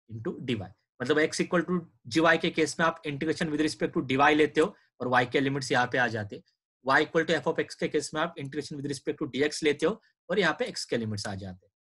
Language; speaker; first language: Hindi; non-native, local second language; Marathi